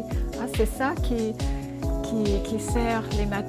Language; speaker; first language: French; non-native, fluent; English